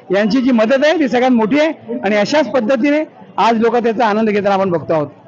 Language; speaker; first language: Marathi; native; Marathi